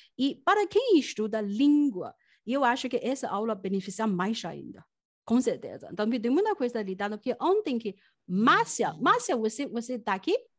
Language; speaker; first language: Portuguese; non-native, fluent; Chinese